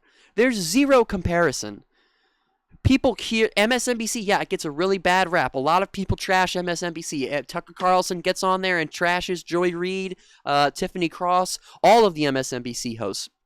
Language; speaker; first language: English; native; English